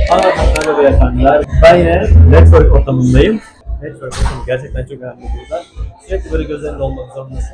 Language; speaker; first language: Turkish; native; Turkish